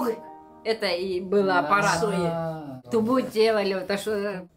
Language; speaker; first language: Russian; non-native, local second language; Korean